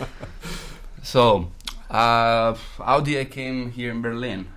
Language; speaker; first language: English; non-native, fluent; Italian